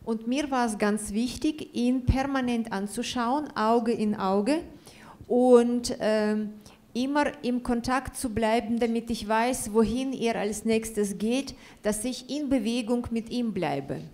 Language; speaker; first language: German; non-native, fluent; Russian